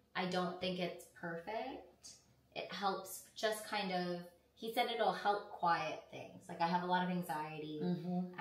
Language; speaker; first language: English; native; English